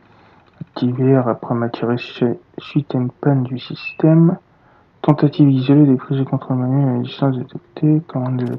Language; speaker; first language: French; native; French